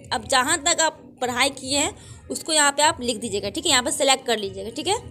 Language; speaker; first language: Hindi; native; Hindi